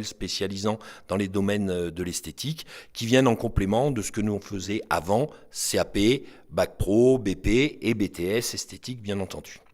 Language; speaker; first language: French; native; French